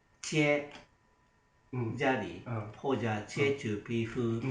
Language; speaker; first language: Chinese; non-native, learner; Japanese